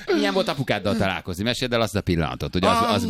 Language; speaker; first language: Hungarian; native; Hungarian